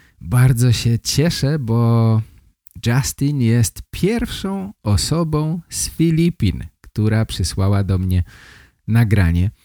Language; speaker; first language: Polish; native; Polish